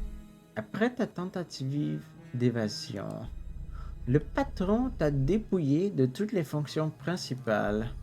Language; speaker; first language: French; non-native, local second language; English